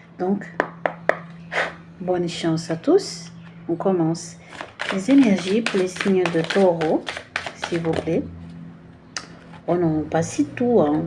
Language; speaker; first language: French; non-native, learner; Portuguese